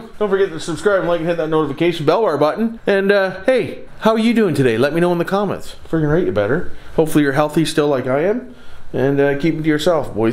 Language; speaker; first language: English; native; English